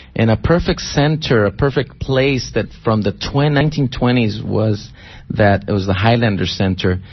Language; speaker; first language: English; early bilingual, other home language; Spanish